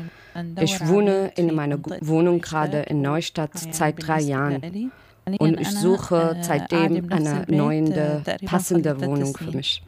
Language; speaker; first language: German; non-native, learner; Arabic